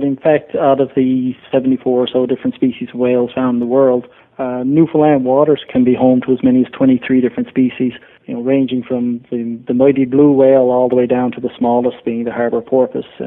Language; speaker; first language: English; native; English